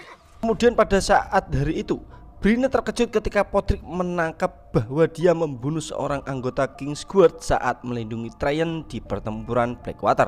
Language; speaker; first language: Indonesian; native; Indonesian